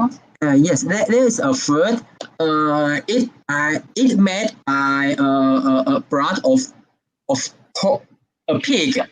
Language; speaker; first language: English; non-native, learner; Chinese